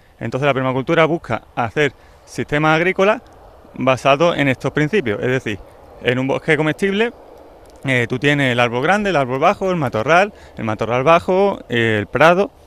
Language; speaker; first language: Spanish; native; Spanish